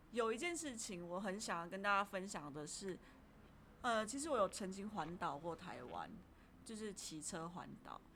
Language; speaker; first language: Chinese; native; Chinese